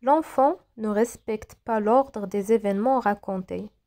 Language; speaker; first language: French; non-native, local second language; Arabic